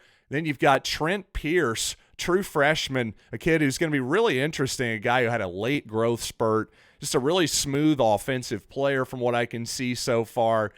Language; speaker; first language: English; native; English